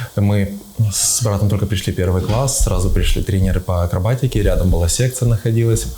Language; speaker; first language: Russian; native; Russian